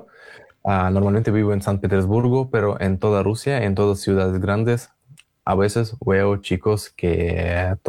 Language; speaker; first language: Spanish; non-native, learner; Russian